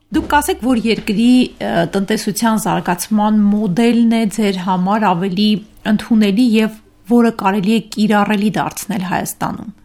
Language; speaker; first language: Armenian; native; Armenian